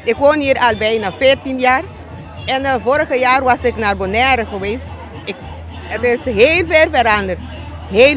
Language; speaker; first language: Dutch; non-native, local second language; Papiamento